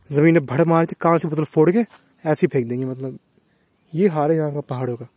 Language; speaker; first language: Hindi; native; Hindi